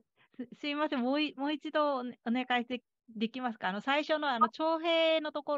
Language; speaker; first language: Japanese; non-native, fluent; Korean